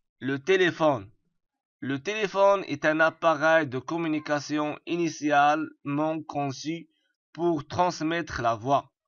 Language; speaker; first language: French; non-native, local second language; Arabic